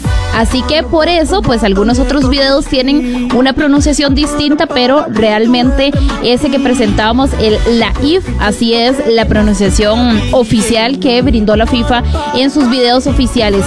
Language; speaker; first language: Spanish; native; Spanish